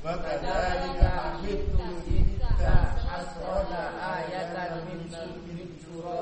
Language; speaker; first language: Arabic; non-native, learner; Indonesian